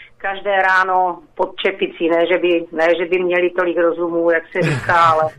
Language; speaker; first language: Czech; native; Czech